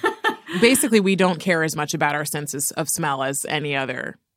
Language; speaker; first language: English; native; English